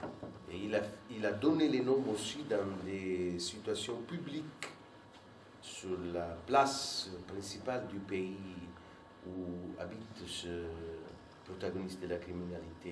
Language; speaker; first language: French; non-native, fluent; Italian